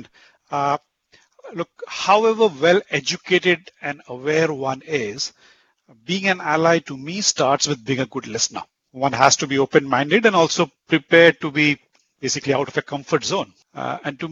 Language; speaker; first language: English; non-native, local second language; Hindi